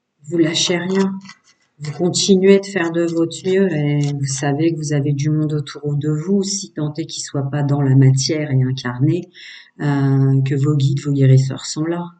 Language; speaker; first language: French; native; French